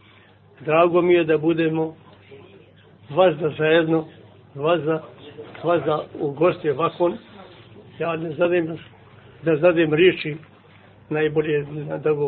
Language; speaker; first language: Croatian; non-native, learner; Albanian